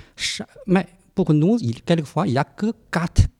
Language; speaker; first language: French; non-native, fluent; Chinese